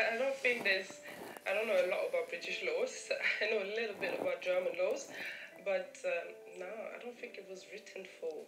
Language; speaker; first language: English; early bilingual, other home language; German